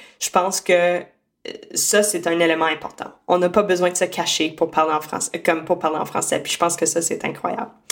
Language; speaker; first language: French; native; French